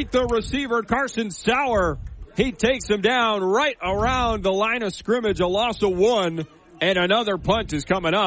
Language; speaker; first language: English; native; English